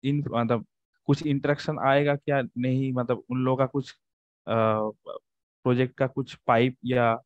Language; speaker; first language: Hindi; non-native, local second language; Bangla